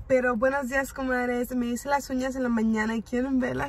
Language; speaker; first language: Spanish; early bilingual, heritage; Spanish